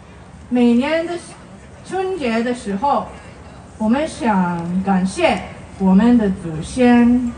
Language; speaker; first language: Chinese; non-native, learner; Korean